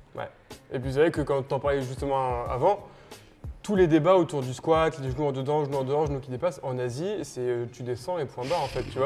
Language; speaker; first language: French; native; French